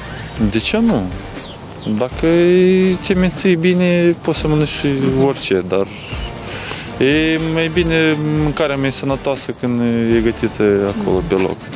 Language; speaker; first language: Romanian; non-native, local second language; Russian